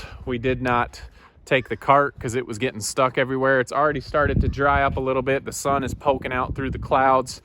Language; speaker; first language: English; native; English